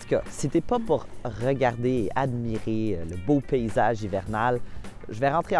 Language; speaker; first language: French; native; French